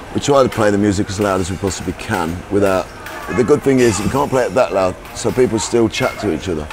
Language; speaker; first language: English; native; English